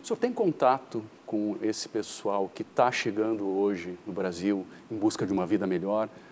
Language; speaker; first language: Portuguese; native; Portuguese